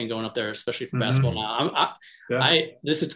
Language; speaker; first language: English; native; English